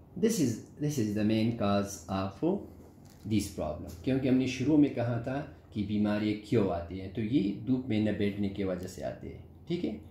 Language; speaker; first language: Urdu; non-native, local second language; Pashto